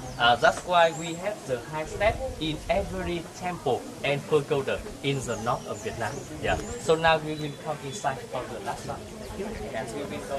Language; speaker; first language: English; non-native, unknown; Vietnamese